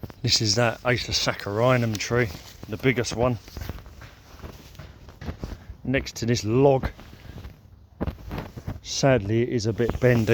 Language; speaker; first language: English; native; English